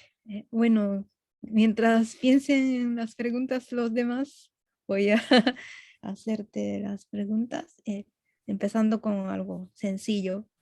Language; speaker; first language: Spanish; non-native, fluent; Japanese